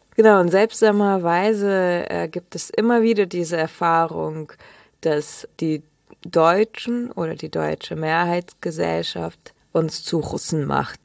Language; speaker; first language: German; early bilingual, other home language; Russian